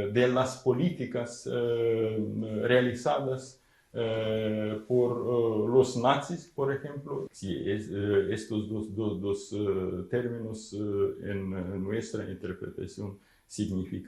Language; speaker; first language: Spanish; non-native, fluent; Ukrainian